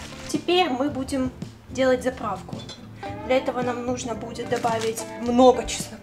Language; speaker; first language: Russian; native; Russian